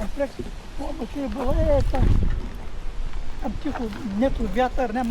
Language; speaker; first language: Russian; non-native, learner; Bulgarian